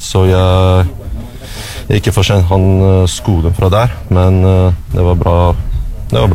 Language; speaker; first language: Norwegian; non-native, learner; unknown